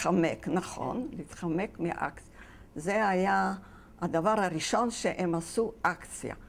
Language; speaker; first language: Hebrew; non-native, fluent; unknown